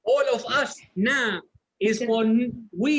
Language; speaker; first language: English; non-native, learner; Arabic